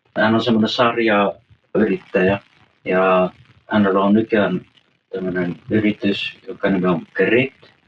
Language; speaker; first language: Finnish; early bilingual, heritage; Finnish